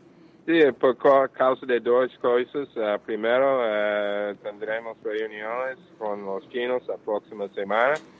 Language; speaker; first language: Portuguese; non-native, fluent; English